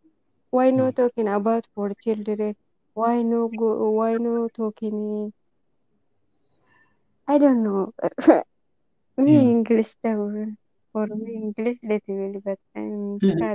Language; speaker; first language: English; non-native, learner; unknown